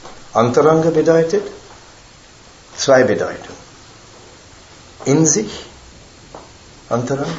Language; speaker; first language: German; non-native, fluent; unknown